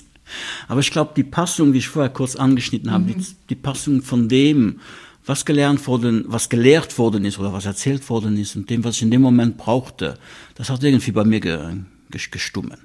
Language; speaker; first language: German; non-native, local second language; Luxembourgish